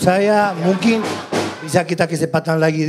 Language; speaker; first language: Indonesian; non-native, fluent; Spanish